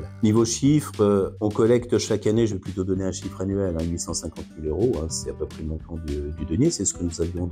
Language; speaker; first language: French; native; French